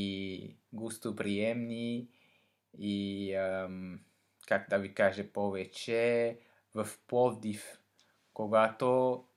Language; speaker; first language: Bulgarian; non-native, learner; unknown